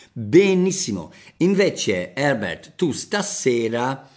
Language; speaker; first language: Italian; non-native, fluent; English